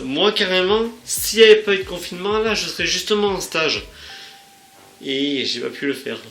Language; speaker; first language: French; native; French